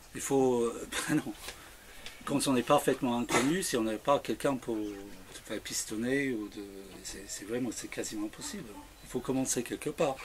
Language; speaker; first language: French; non-native, fluent; English